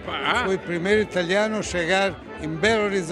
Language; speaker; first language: Portuguese; non-native, fluent; Italian